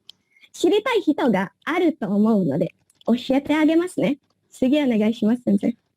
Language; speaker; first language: Japanese; non-native, learner; Indonesian